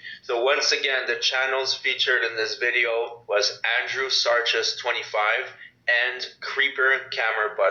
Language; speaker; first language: English; native; English